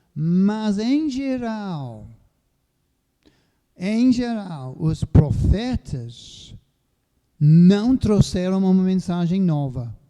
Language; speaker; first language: Portuguese; non-native, fluent; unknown